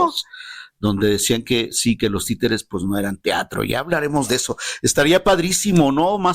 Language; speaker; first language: Spanish; native; Spanish